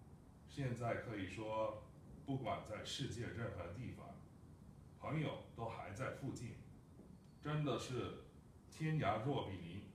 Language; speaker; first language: Chinese; non-native, fluent; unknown